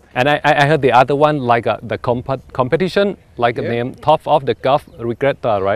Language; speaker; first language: English; non-native, learner; Thai